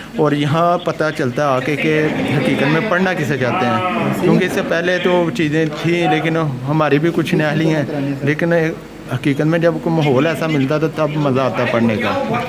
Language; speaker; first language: Urdu; non-native, local second language; Punjabi